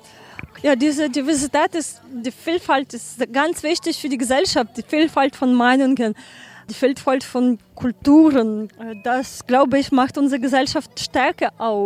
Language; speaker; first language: German; non-native, learner; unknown